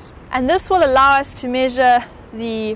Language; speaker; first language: English; native; English